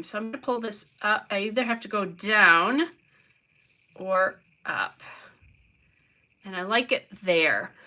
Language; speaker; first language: English; native; English